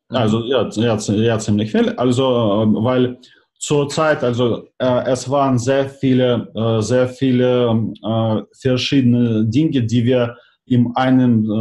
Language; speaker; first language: German; non-native, fluent; Russian